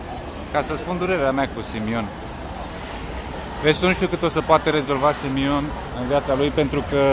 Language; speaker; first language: Romanian; native; Romanian